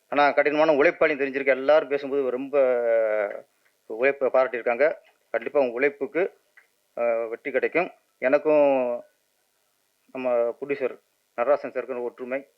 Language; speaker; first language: Tamil; native; Tamil